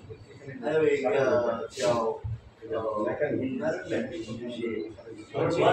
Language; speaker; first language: Chinese; non-native, fluent; Bangla